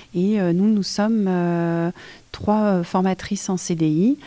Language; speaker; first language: French; native; French